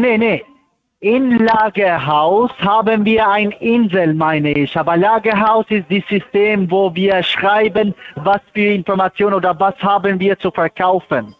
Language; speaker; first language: German; non-native, fluent; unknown